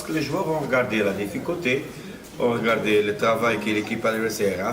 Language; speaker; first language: French; non-native, fluent; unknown